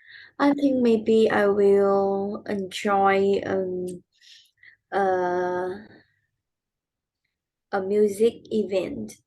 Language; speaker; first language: English; non-native, learner; Vietnamese